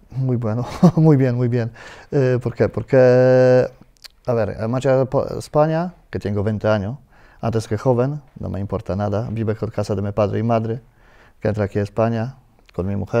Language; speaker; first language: Spanish; non-native, learner; Polish